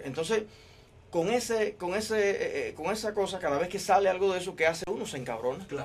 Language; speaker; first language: Spanish; native; Spanish